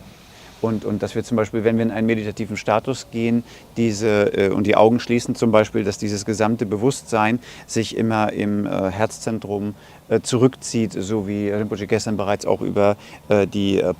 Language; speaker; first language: German; native; German